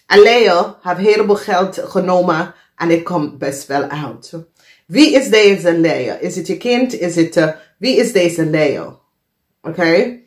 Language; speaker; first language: Dutch; non-native, fluent; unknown